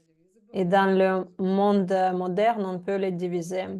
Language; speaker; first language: French; non-native, fluent; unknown